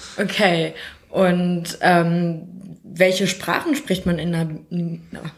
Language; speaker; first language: German; native; German